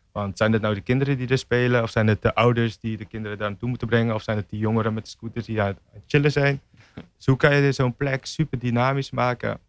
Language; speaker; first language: Dutch; native; Dutch